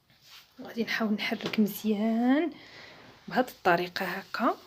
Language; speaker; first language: Arabic; native; Arabic